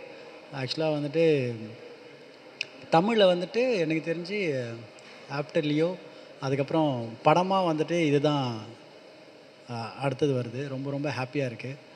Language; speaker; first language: Tamil; native; Tamil